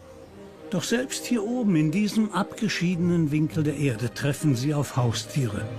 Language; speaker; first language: German; native; German